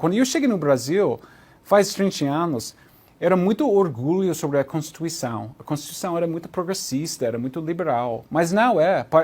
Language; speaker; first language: Portuguese; non-native, learner; English